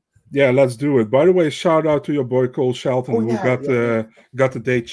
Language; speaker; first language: English; non-native, fluent; Dutch